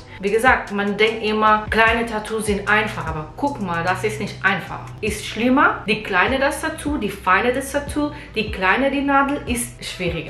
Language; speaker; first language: German; non-native, learner; Portuguese